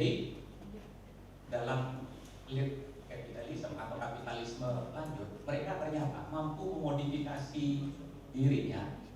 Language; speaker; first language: Indonesian; native; Indonesian